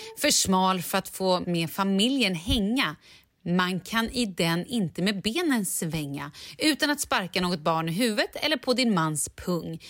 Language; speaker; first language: Swedish; native; Swedish